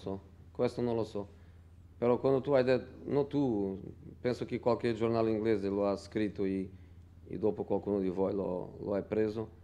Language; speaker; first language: Italian; non-native, fluent; Portuguese